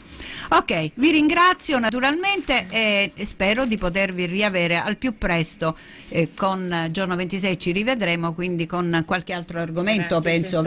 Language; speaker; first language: Italian; native; Italian